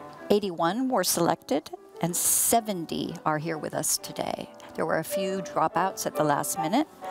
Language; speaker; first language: English; native; English